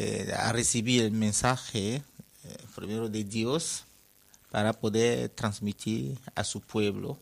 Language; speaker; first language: Spanish; non-native, fluent; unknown